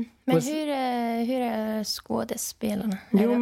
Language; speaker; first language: Swedish; non-native, fluent; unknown